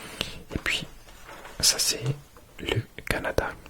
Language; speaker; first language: French; non-native, learner; English